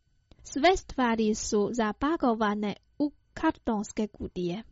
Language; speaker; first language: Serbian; non-native, fluent; Chinese